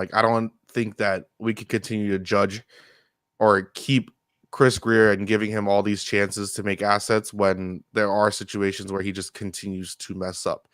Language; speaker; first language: English; native; English